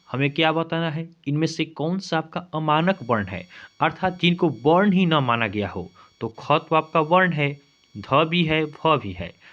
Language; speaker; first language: Hindi; native; Hindi